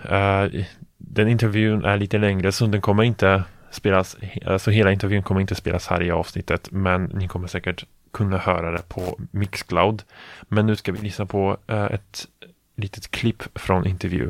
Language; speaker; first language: Swedish; non-native, fluent; Polish